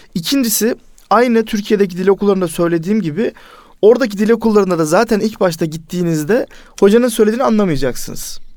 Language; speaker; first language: Turkish; native; Turkish